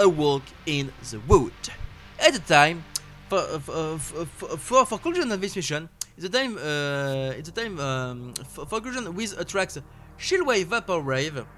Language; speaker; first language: English; non-native, learner; French